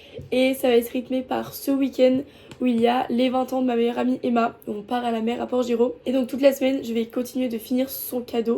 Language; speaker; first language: French; native; French